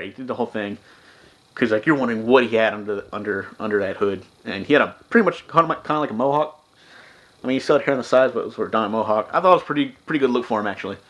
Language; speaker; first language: English; native; English